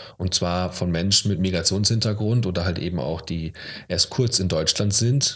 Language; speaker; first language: German; native; German